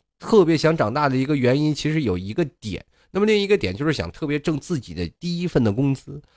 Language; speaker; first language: Chinese; native; Chinese